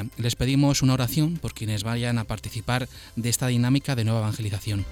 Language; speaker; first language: Spanish; native; Spanish